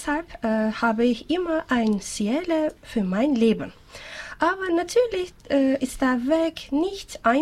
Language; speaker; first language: German; non-native, learner; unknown